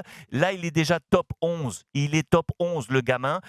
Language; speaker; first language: French; native; French